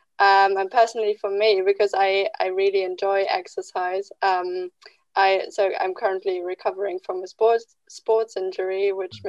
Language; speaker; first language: English; non-native, fluent; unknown